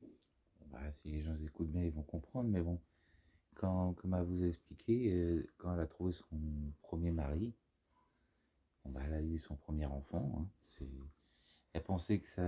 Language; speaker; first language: French; native; French